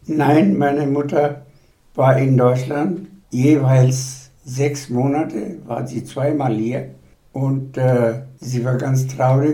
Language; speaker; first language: German; non-native, fluent; Bangla